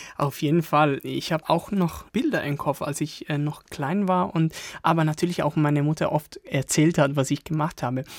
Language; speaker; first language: German; non-native, fluent; Italian